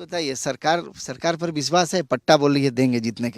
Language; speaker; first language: Hindi; native; Hindi